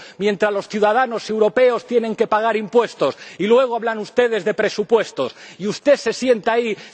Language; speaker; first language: Spanish; native; Spanish